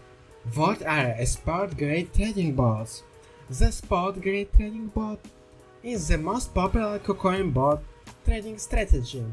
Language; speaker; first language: English; non-native, learner; Russian